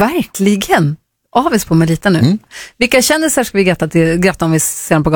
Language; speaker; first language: Swedish; native; Swedish